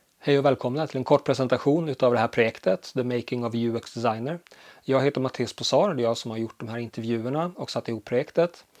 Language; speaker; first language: Swedish; early bilingual, other home language; Polish